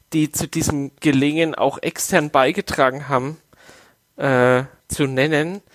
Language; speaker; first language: German; native; German